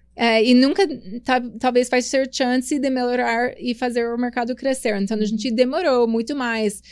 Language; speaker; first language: Portuguese; non-native, fluent; English